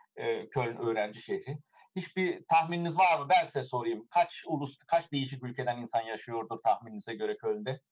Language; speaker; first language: Turkish; early bilingual, heritage; Turkish